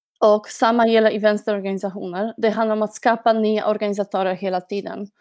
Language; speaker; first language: Swedish; non-native, fluent; Polish